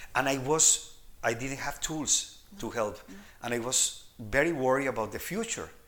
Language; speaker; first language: English; non-native, fluent; Spanish